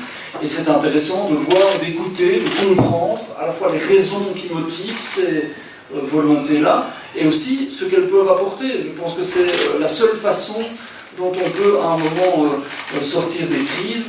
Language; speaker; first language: French; native; French